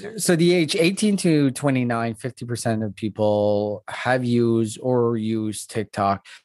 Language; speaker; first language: English; non-native, fluent; French